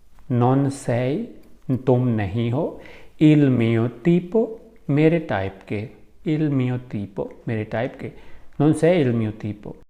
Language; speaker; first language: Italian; non-native, fluent; Urdu